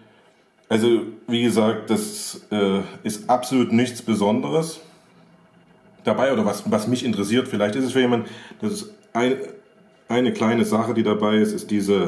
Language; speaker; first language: German; native; German